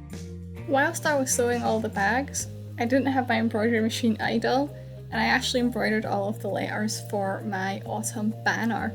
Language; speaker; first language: English; native; English